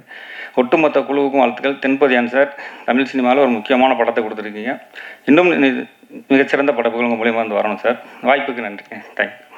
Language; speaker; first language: Tamil; native; Tamil